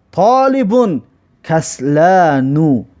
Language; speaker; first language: Arabic; non-native, fluent; Persian